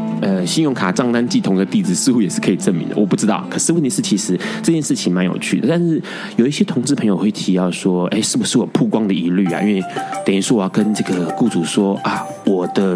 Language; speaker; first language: Chinese; native; Chinese